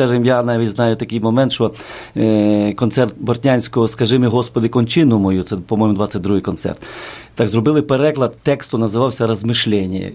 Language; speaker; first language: Ukrainian; native; Ukrainian